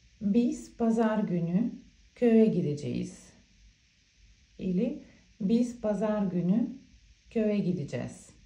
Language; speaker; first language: Turkish; non-native, fluent; Bulgarian